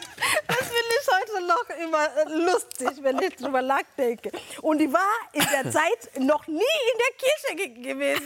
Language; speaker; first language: German; non-native, fluent; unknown